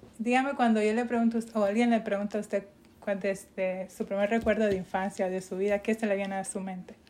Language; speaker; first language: Spanish; early bilingual, heritage; Spanish